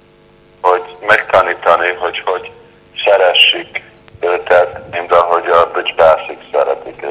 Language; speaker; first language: Hungarian; non-native, fluent; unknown